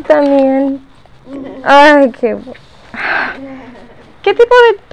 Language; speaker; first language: Spanish; non-native, learner; English